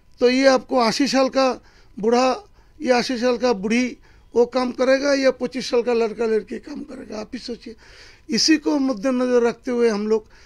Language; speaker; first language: Hindi; non-native, local second language; Bangla